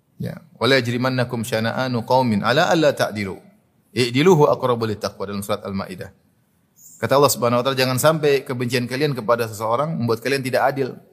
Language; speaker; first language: Indonesian; native; Indonesian